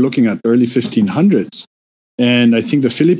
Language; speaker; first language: English; non-native, fluent; Spanish